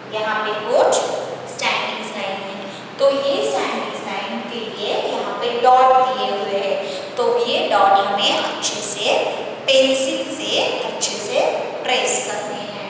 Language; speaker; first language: Hindi; native; Hindi